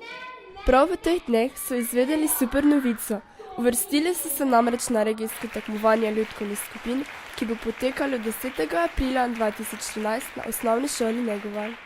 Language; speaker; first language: Slovenian; native; Slovenian